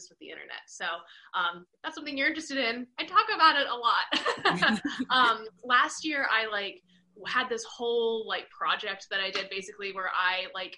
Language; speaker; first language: English; native; English